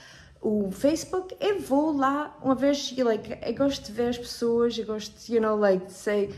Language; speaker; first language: Portuguese; early bilingual, heritage; Portuguese